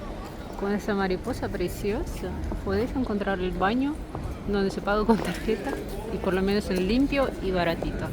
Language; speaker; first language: Spanish; non-native, fluent; Russian